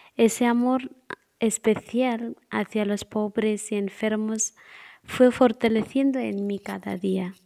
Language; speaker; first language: Spanish; non-native, fluent; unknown